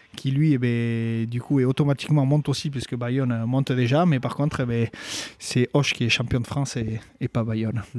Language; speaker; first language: French; native; French